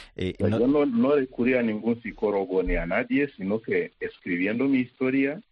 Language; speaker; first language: Spanish; non-native, fluent; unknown